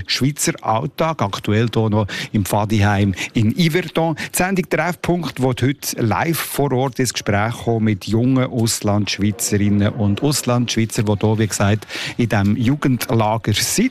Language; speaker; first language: German; native; German